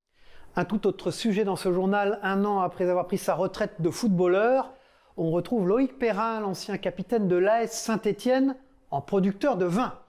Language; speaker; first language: French; native; French